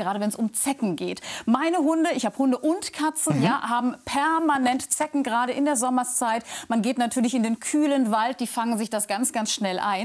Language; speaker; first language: German; native; German